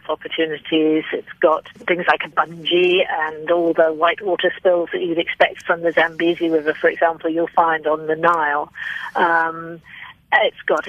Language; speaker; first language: English; native; English